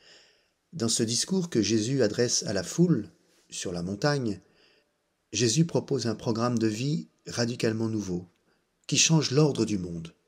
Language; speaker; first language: French; native; French